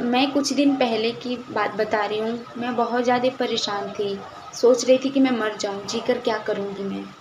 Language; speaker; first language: Hindi; native; Hindi